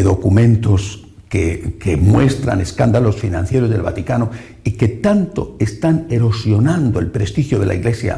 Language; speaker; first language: Spanish; native; Spanish